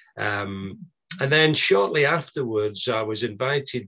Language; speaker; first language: English; native; English